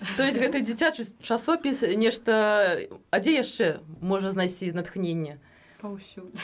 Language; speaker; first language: Belarusian; native; Belarusian